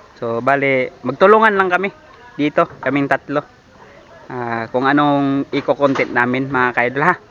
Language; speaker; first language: Filipino; non-native, local second language; Cebuano